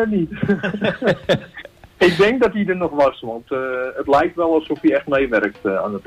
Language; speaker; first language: Dutch; native; Dutch